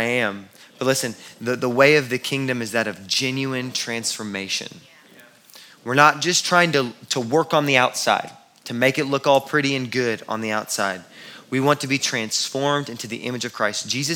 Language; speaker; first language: English; native; English